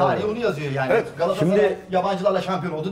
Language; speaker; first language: Turkish; native; Turkish